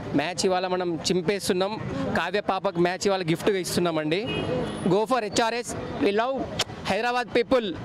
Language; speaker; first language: Telugu; native; Telugu